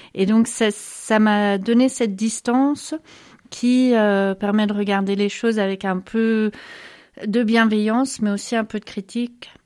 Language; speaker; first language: French; early bilingual, other home language; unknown